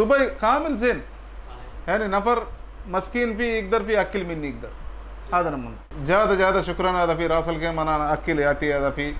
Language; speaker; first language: Arabic; non-native, learner; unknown